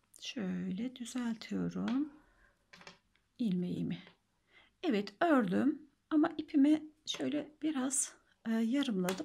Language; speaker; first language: Turkish; native; Turkish